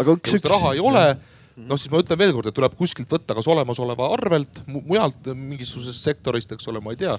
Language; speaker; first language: Estonian; native; Estonian